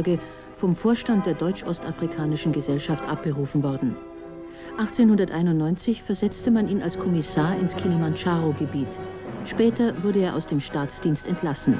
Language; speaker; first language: German; native; German